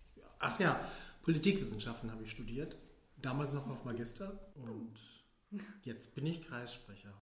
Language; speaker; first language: German; early bilingual, other home language; Filipino